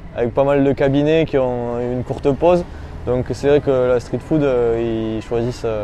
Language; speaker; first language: French; native; French